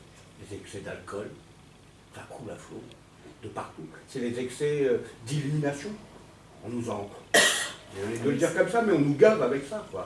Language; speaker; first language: French; native; French